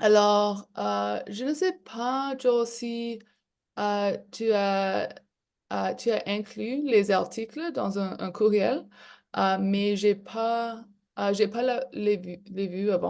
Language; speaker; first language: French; non-native, local second language; English